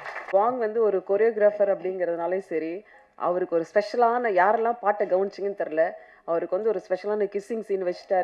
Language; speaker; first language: Tamil; native; Tamil